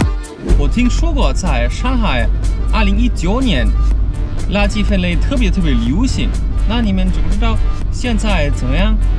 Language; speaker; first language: Chinese; non-native, fluent; German